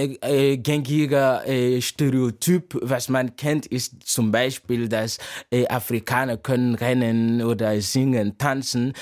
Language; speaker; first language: German; non-native, fluent; Mossi